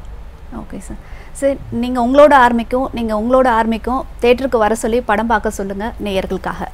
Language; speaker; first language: Tamil; native; Tamil